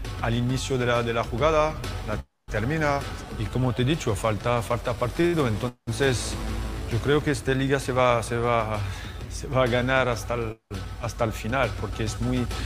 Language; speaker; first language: Spanish; non-native, fluent; French